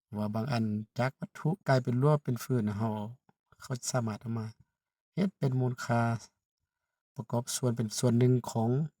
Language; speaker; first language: Lao; native; Lao